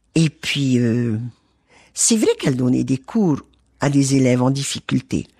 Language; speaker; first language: French; native; French